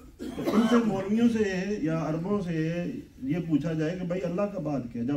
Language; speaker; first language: Urdu; non-native, local second language; Punjabi